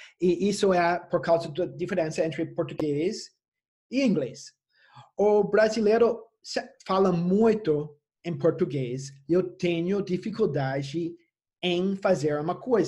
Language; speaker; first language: Portuguese; non-native, fluent; English